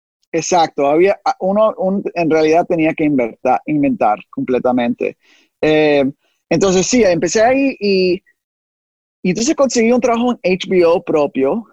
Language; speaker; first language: Spanish; early bilingual, heritage; Spanish